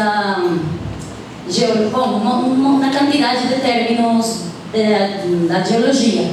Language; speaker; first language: Portuguese; non-native, fluent; Spanish